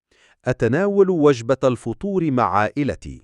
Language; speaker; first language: Arabic; non-native, fluent; Urdu